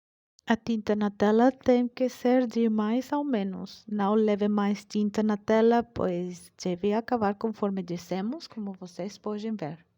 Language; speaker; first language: Portuguese; non-native, learner; Spanish